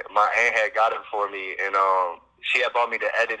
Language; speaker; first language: English; native; English